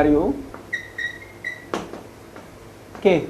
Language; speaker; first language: Spanish; non-native, fluent; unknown